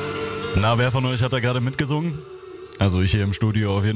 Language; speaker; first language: German; native; German